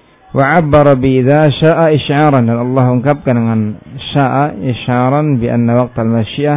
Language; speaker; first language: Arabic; non-native, fluent; Indonesian